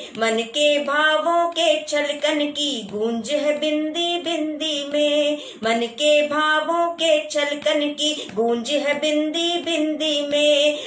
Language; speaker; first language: Hindi; native; Hindi